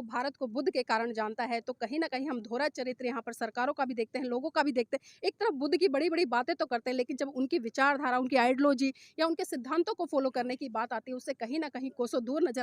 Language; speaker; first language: Hindi; native; Hindi